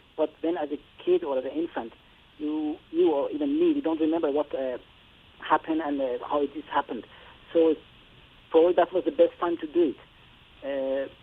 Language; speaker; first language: English; non-native, fluent; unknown